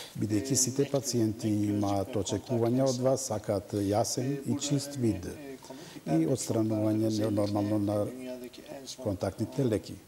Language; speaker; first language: Macedonian; non-native, local second language; Turkish